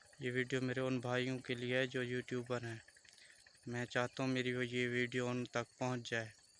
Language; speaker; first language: Urdu; non-native, local second language; Saraiki